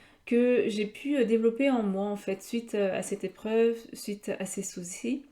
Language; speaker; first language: French; native; French